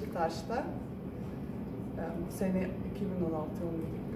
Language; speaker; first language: Turkish; non-native, fluent; Russian